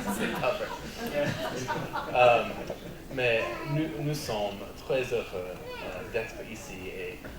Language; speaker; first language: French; non-native, learner; English